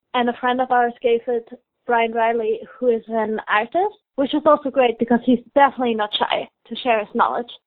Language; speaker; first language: English; non-native, fluent; German